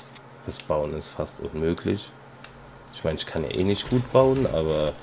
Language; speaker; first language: German; native; German